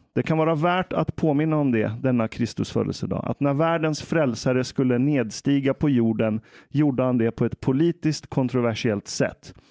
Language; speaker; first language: Swedish; early bilingual, other home language; Persian